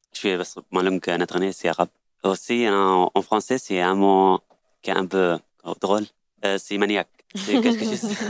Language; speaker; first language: French; non-native, learner; Arabic